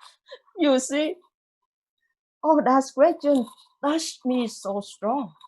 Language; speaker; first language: English; non-native, learner; Vietnamese